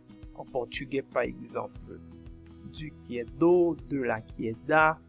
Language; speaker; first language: French; non-native, fluent; Portuguese